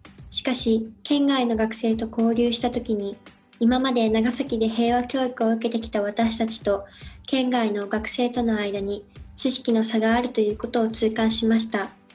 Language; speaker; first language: Japanese; native; Japanese